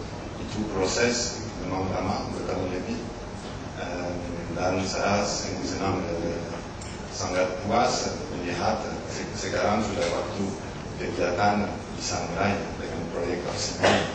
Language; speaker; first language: Indonesian; non-native, learner; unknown